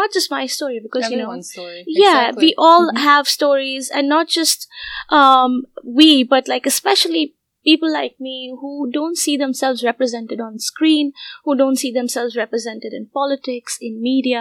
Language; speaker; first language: English; non-native, local second language; Hindi